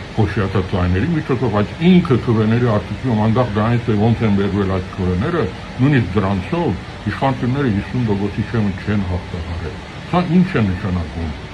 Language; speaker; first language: Armenian; early bilingual, heritage; Armenian